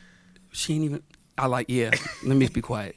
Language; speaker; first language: English; native; English